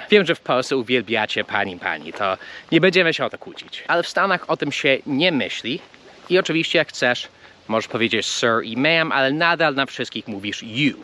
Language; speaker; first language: Polish; non-native, fluent; English